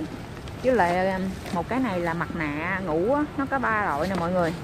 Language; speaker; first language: Vietnamese; native; Vietnamese